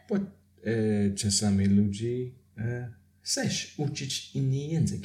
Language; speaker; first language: Polish; non-native, learner; English